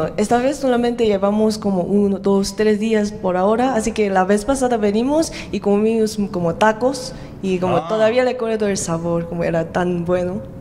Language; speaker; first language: Spanish; non-native, learner; Korean